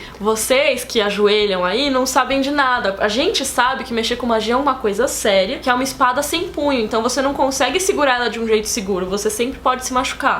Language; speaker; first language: Portuguese; native; Portuguese